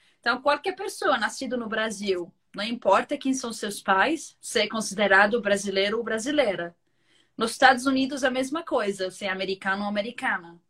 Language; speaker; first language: Portuguese; non-native, fluent; Arabic